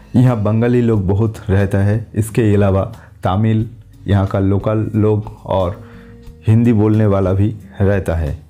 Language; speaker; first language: Hindi; non-native, local second language; Bangla